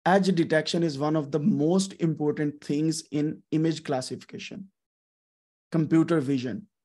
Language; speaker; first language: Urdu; non-native, local second language; Punjabi